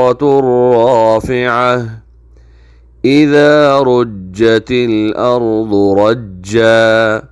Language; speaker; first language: Arabic; native; Arabic